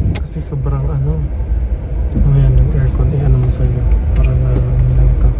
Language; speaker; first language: Filipino; native; Filipino